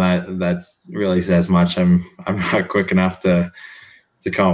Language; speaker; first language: English; native; English